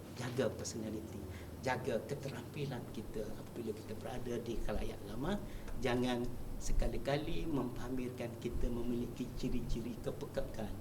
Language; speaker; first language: Malay; native; Malay